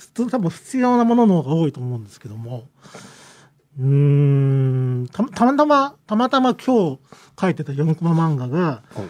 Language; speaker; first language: Japanese; native; Japanese